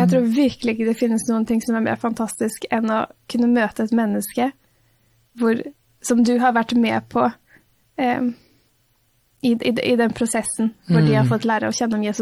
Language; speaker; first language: Norwegian; native; Norwegian